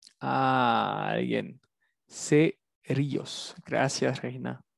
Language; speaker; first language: Spanish; non-native, fluent; French